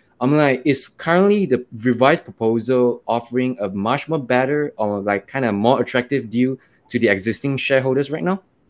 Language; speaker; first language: English; non-native, local second language; Chinese